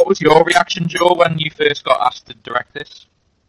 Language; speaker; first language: English; native; English